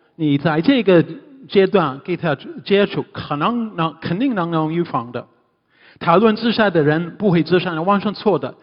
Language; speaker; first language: Chinese; non-native, fluent; English